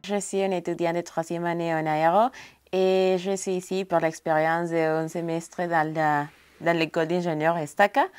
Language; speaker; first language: French; non-native, fluent; Spanish